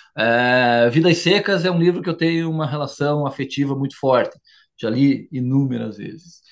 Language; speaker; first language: Portuguese; native; Portuguese